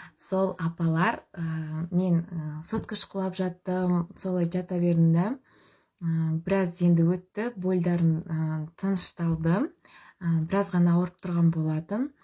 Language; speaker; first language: Kazakh; non-native, local second language; Russian